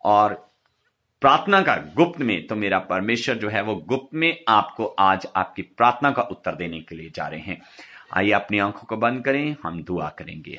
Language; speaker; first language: Hindi; non-native, local second language; Punjabi